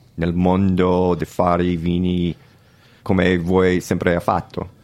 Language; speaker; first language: Italian; non-native, learner; English